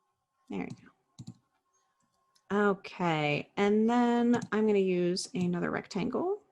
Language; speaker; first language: English; native; English